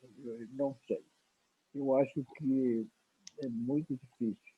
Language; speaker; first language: Portuguese; non-native, fluent; Spanish